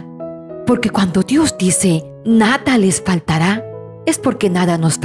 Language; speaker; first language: Spanish; native; Spanish